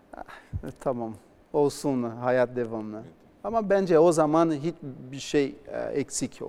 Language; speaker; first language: Turkish; non-native, learner; Portuguese